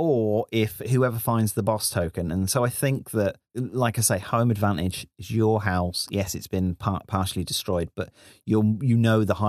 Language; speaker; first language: English; native; English